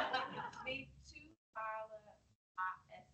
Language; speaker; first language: French; non-native, fluent; English